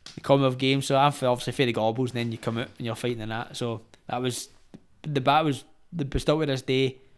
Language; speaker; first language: English; native; English